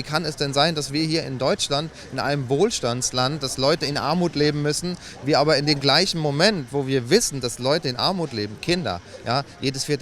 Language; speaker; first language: German; native; German